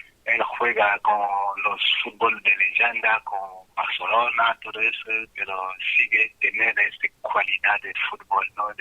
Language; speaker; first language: Spanish; non-native, fluent; French